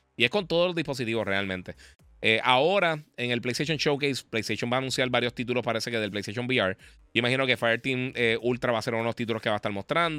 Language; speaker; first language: Spanish; native; Spanish